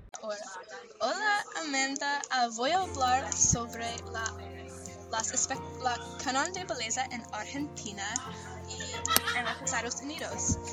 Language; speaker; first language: Spanish; non-native, learner; English